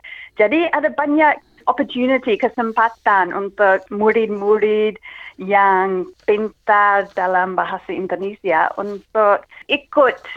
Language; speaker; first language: Indonesian; non-native, fluent; English